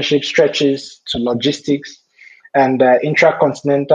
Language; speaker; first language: English; non-native, local second language; Igbo